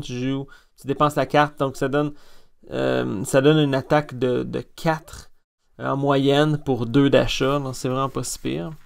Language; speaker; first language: French; native; French